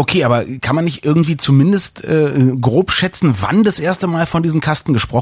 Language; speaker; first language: German; native; German